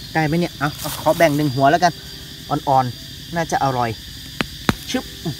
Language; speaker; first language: Thai; native; Thai